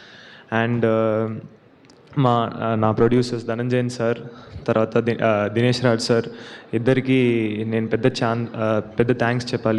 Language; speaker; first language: Telugu; non-native, learner; Tamil